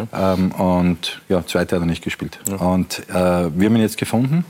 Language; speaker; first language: German; native; German